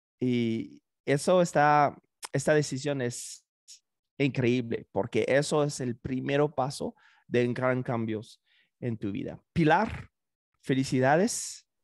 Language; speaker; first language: Spanish; non-native, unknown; French